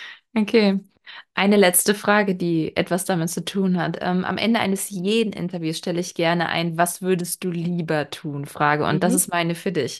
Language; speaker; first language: German; native; German